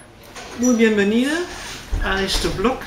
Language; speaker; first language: Spanish; non-native, fluent; Dutch